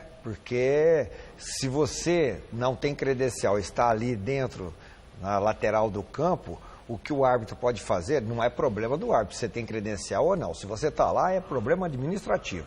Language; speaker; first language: Portuguese; native; Portuguese